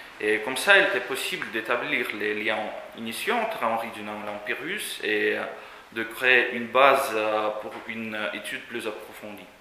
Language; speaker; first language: French; non-native, fluent; Russian